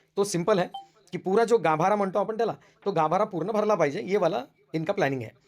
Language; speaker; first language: Hindi; non-native, local second language; Marathi